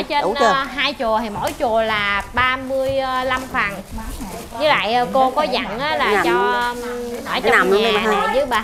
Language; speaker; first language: Vietnamese; native; Vietnamese